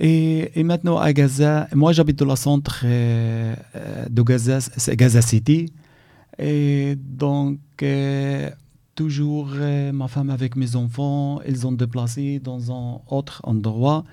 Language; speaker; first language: French; non-native, learner; Arabic